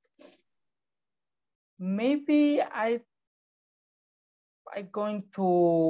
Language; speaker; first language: English; non-native, fluent; Spanish